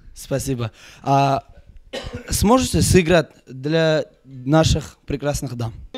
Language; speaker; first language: Russian; non-native, local second language; Uzbek